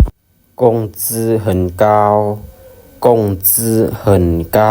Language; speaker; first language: Chinese; non-native, fluent; Lao